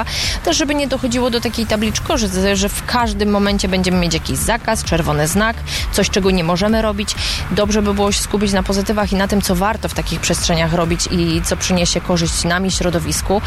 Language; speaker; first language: Polish; native; Polish